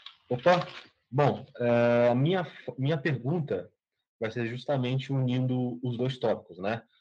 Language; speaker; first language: Portuguese; native; Portuguese